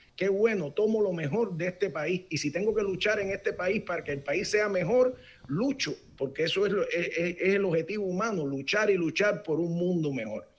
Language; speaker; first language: Spanish; native; Spanish